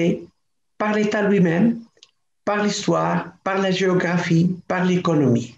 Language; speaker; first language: French; non-native, local second language; Arabic